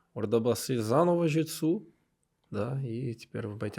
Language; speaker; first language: Russian; non-native, learner; Portuguese